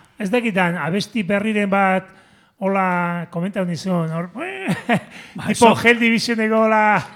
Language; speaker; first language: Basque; native; Basque